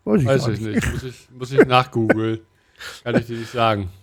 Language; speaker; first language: German; native; German